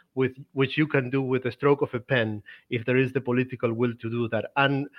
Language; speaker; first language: English; non-native, fluent; Spanish